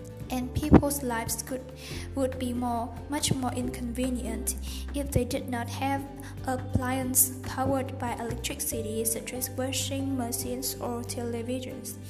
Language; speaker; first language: English; non-native, fluent; Vietnamese